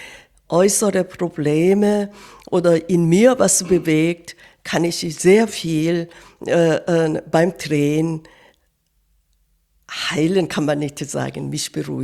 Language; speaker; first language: German; non-native, fluent; Korean